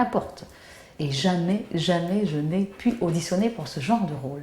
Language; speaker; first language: French; early bilingual, other home language; Arabic